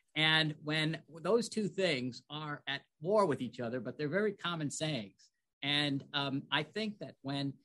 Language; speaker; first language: English; native; English